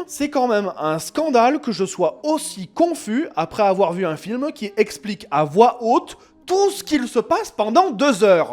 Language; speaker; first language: French; native; French